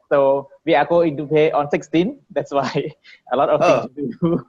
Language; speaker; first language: English; non-native, learner; Vietnamese